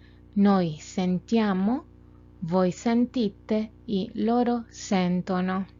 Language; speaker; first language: Italian; non-native, fluent; Spanish